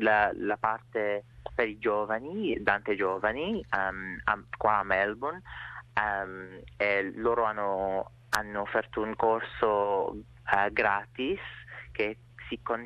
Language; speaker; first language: Italian; non-native, fluent; English